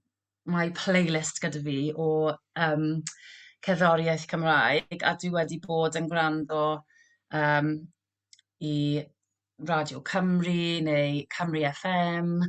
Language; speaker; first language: Welsh; non-native, local second language; English